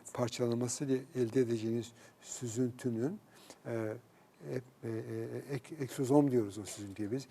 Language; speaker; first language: Turkish; native; Turkish